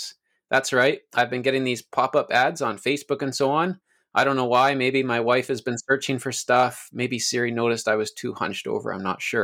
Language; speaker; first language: English; native; English